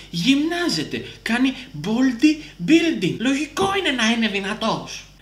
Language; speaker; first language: Greek; early bilingual, other home language; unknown